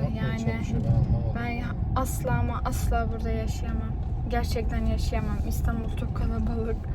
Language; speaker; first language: Turkish; early bilingual, heritage; Turkish